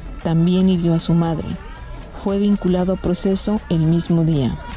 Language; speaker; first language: Spanish; native; Spanish